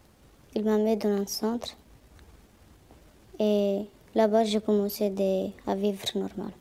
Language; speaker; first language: French; non-native, learner; Romanian